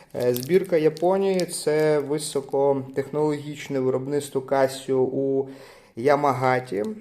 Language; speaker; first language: Ukrainian; non-native, local second language; Russian